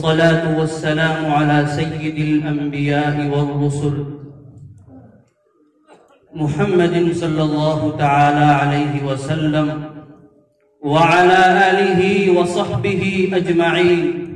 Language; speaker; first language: Arabic; non-native, fluent; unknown